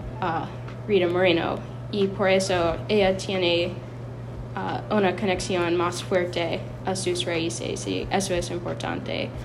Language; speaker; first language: Spanish; non-native, learner; English